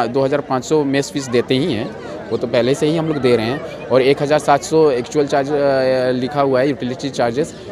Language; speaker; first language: Hindi; native; Hindi